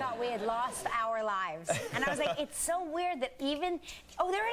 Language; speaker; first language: English; native; English